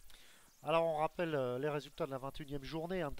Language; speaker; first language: French; native; French